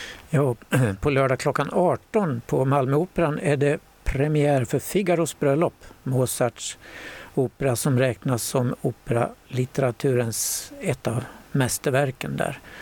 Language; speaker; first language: Swedish; native; Swedish